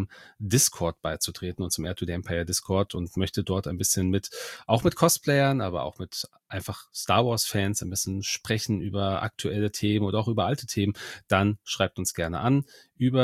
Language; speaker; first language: German; native; German